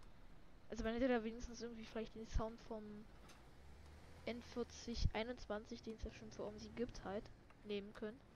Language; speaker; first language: German; native; German